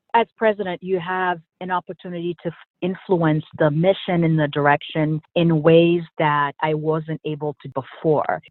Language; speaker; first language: English; early bilingual, other home language; Haitian Creole